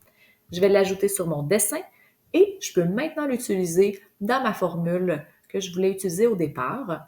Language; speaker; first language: French; native; French